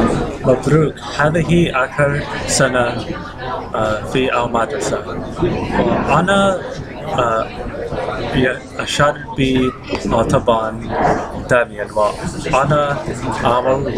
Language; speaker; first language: Arabic; non-native, learner; English